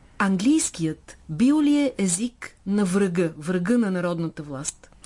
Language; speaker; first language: Bulgarian; native; Bulgarian